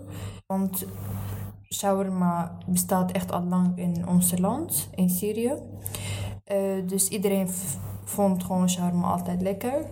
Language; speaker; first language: Dutch; early bilingual, other home language; Arabic